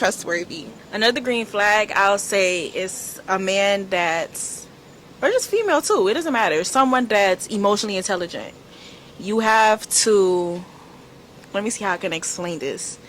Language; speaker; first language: English; native; English